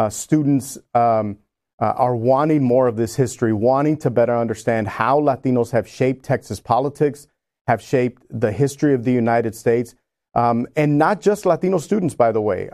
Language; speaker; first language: English; native; English